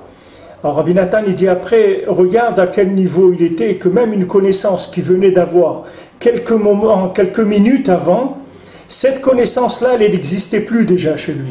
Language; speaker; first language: French; native; French